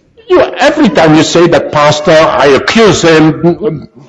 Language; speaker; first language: English; native; English